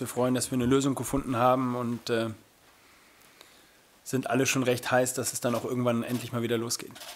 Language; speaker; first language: German; native; German